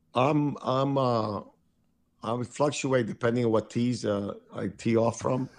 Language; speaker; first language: English; early bilingual, other home language; Spanish